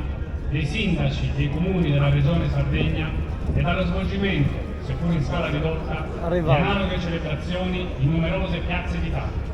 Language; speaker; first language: Italian; native; Italian